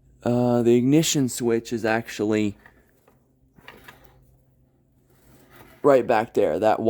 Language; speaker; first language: English; native; English